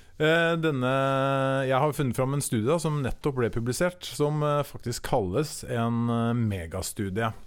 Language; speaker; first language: Norwegian; native; Norwegian